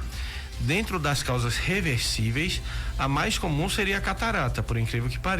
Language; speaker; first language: Portuguese; native; Portuguese